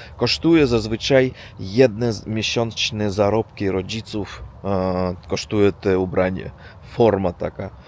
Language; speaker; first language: Polish; non-native, learner; Russian